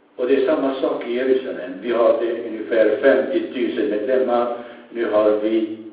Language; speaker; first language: Swedish; non-native, fluent; Arabic